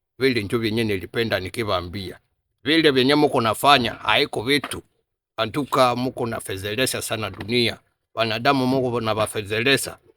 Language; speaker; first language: Swahili; native; Swahili